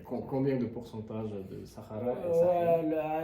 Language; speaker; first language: French; non-native, fluent; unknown